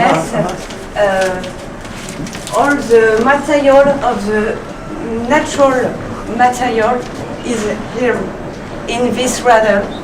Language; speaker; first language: English; non-native, learner; French